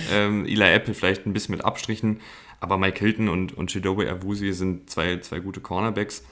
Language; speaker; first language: German; native; German